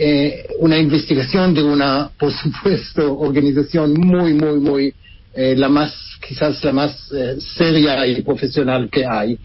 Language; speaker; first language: Spanish; non-native, fluent; Hebrew